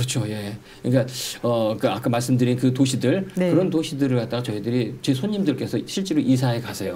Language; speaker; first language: Korean; native; Korean